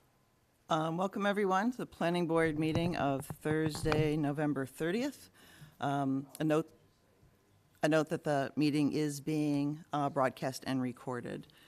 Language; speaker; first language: English; native; English